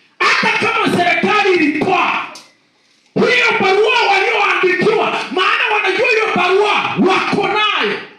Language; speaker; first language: Swahili; non-native, local second language; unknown